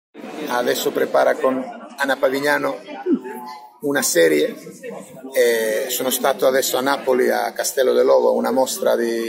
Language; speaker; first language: Italian; non-native, fluent; Serbian